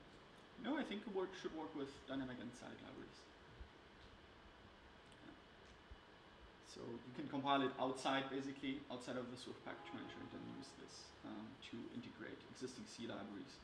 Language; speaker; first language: English; non-native, fluent; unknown